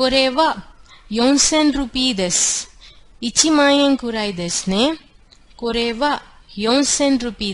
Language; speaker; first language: Japanese; non-native, fluent; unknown